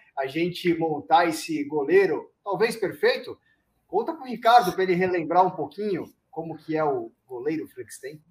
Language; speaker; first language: Portuguese; native; Portuguese